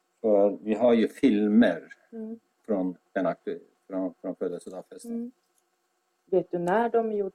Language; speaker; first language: Swedish; non-native, fluent; Azerbaijani